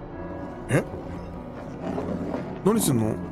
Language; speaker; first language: Japanese; native; Japanese